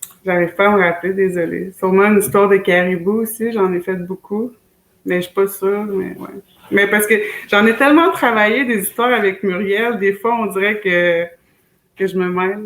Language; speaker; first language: French; native; French